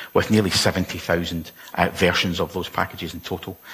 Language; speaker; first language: English; native; English